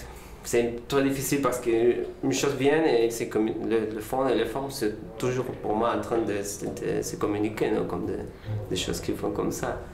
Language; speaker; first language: French; non-native, learner; Spanish